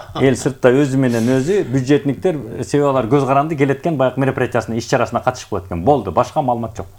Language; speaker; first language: Kyrgyz; native; Kyrgyz